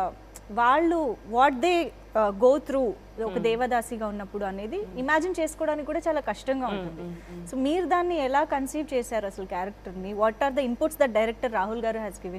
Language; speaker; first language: Telugu; native; Telugu